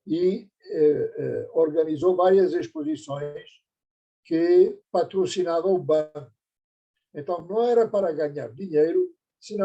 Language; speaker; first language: Portuguese; non-native, fluent; Persian